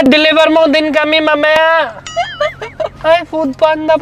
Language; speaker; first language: Filipino; non-native, learner; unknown